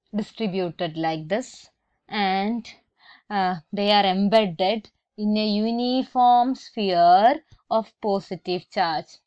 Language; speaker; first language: English; non-native, local second language; Malayalam